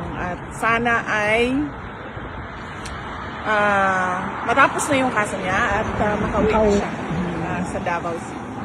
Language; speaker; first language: Filipino; native; Filipino